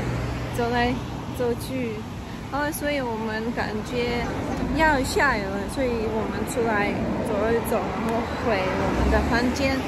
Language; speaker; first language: Chinese; non-native, fluent; Russian